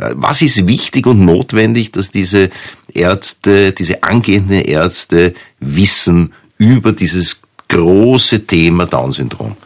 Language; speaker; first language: German; native; German